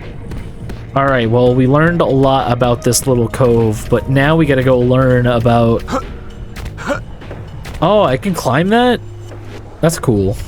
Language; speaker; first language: English; native; English